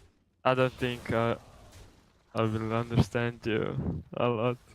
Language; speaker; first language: English; non-native, learner; Slovenian